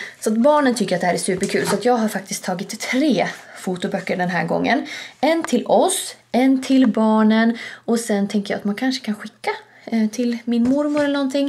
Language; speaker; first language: Swedish; native; Swedish